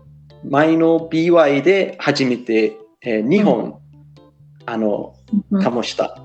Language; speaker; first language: Japanese; non-native, fluent; English